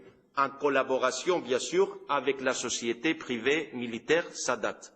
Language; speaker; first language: French; non-native, fluent; Greek